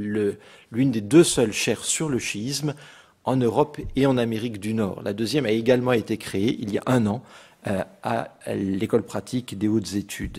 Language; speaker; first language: French; native; French